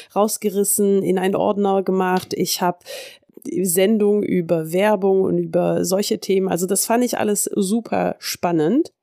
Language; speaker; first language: German; early bilingual, heritage; French